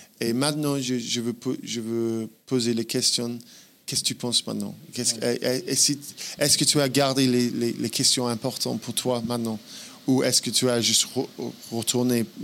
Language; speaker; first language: French; non-native, fluent; English